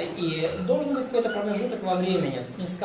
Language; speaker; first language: Russian; native; Russian